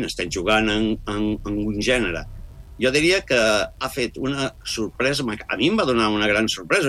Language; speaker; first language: Catalan; native; Catalan